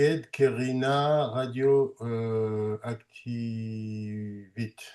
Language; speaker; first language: Hebrew; non-native, learner; French